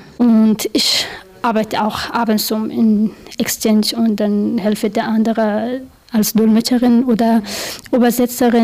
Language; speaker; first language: German; non-native, learner; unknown